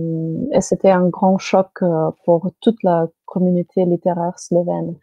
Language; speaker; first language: French; non-native, fluent; Slovenian